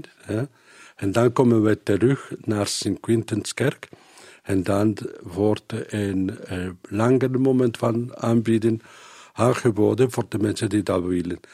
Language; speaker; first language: Dutch; non-native, learner; Spanish